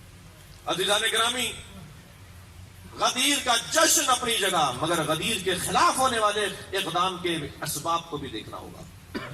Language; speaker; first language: Urdu; native; Urdu